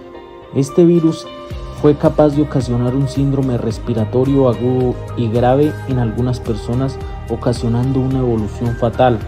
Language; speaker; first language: Spanish; native; Spanish